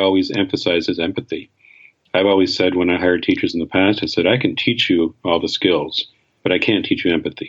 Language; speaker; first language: English; native; English